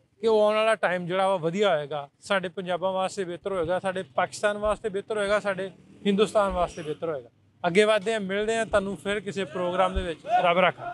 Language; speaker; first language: Punjabi; native; Punjabi